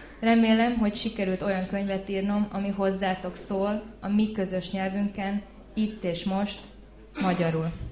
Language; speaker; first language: Hungarian; early bilingual, heritage; Hungarian